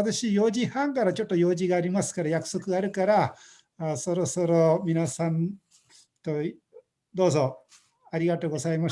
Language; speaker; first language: Japanese; non-native, learner; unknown